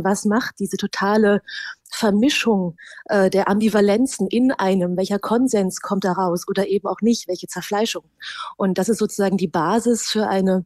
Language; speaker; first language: German; native; German